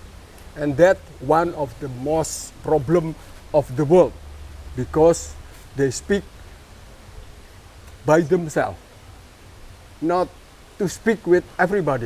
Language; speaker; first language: English; non-native, learner; Indonesian